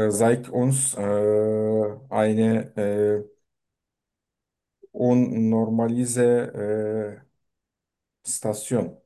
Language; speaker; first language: German; non-native, fluent; Turkish